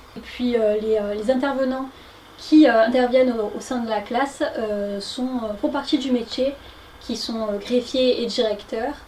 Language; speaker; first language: French; native; French